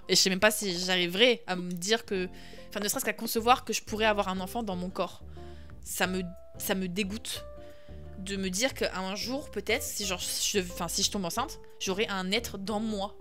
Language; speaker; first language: French; native; French